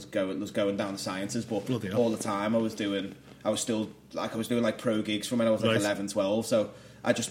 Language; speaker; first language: English; native; English